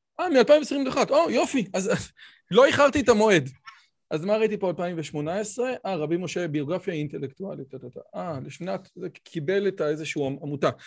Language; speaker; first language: Hebrew; native; Hebrew